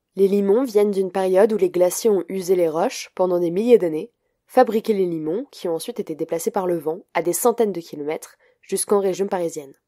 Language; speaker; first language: French; native; French